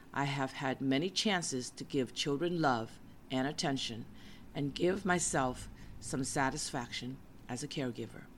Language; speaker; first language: English; native; English